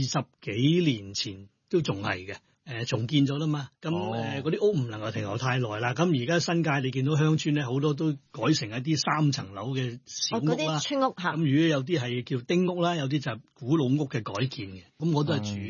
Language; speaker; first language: Cantonese; non-native, local second language; Hakka Chinese